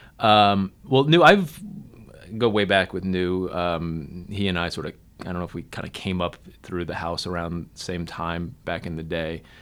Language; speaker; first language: English; native; English